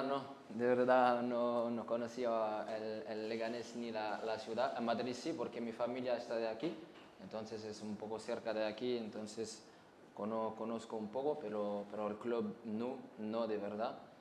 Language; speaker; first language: Spanish; non-native, fluent; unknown